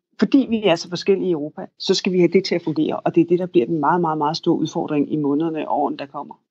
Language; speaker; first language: Danish; native; Danish